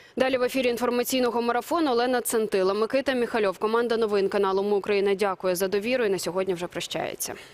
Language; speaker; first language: Ukrainian; native; Ukrainian